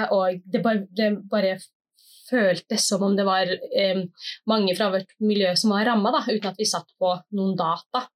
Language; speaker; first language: Norwegian; early bilingual, other home language; Somali